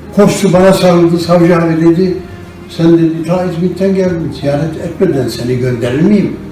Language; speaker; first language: Turkish; non-native, local second language; Arabic